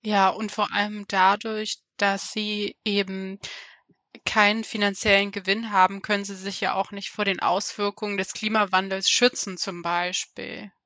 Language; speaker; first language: German; native; German